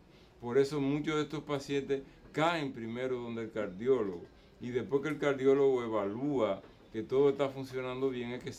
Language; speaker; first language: Spanish; native; Spanish